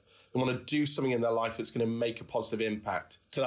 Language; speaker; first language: English; native; English